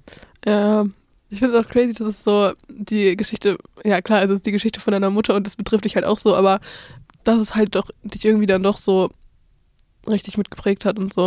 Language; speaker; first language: German; native; German